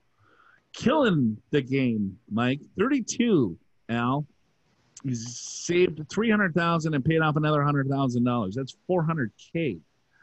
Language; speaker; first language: English; native; English